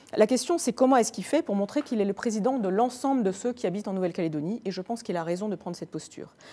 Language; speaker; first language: French; native; French